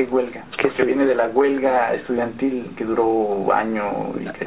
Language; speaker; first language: Spanish; native; Spanish